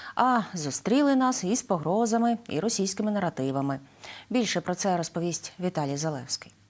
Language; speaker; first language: Ukrainian; native; Ukrainian